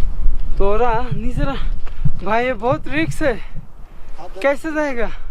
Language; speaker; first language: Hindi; non-native, learner; Bangla